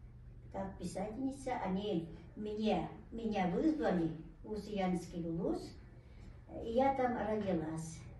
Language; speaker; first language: Russian; non-native, local second language; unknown